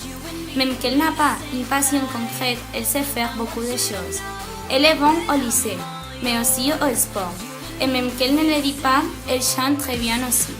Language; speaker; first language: French; non-native, learner; Spanish